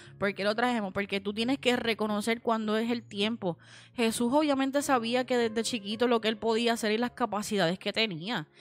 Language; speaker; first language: Spanish; native; Spanish